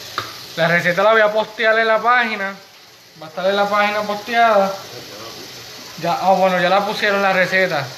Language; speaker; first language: Spanish; native; Spanish